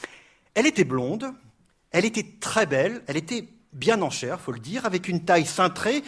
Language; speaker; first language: French; native; French